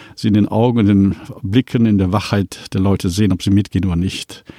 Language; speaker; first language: German; native; German